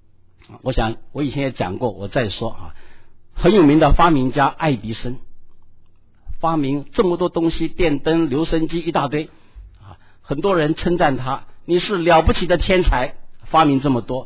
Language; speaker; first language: Chinese; native; Chinese